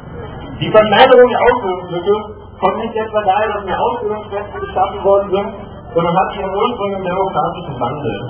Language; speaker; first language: German; native; German